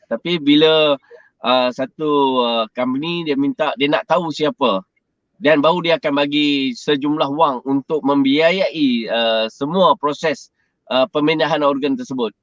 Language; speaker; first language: Malay; native; Malay